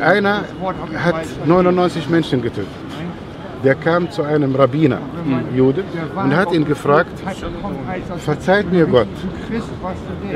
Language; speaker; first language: German; non-native, fluent; Arabic